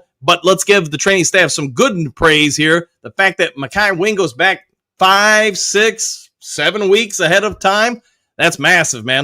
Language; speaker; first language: English; native; English